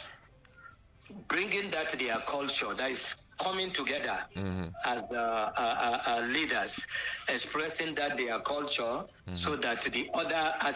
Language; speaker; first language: English; non-native, local second language; Hausa